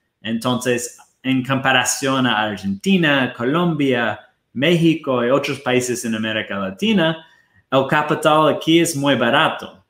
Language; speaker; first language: Spanish; non-native, fluent; Portuguese